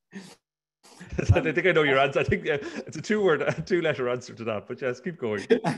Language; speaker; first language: English; native; English